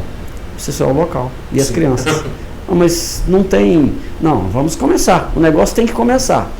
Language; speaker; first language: Portuguese; native; Portuguese